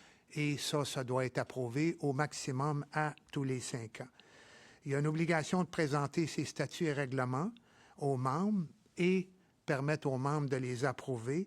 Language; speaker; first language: French; native; French